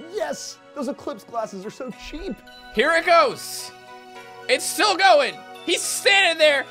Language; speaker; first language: English; native; English